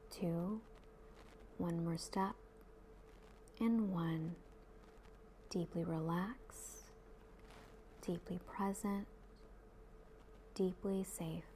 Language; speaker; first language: English; native; English